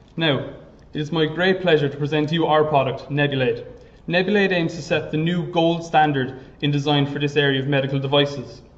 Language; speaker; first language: English; native; English